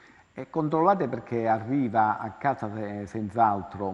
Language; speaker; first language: Italian; native; Italian